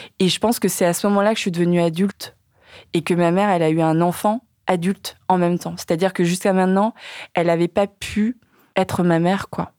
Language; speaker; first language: French; early bilingual, other home language; Vietnamese